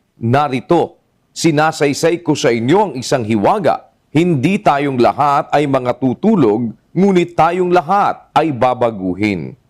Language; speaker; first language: Filipino; native; Filipino